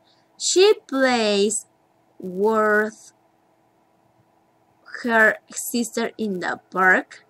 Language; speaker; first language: English; non-native, learner; Spanish